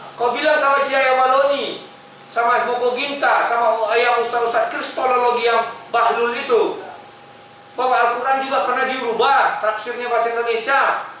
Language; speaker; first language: Indonesian; native; Indonesian